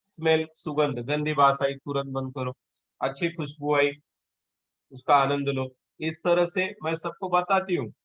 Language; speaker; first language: Hindi; non-native, local second language; Marathi